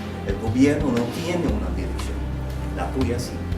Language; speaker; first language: Spanish; non-native, fluent; Papiamento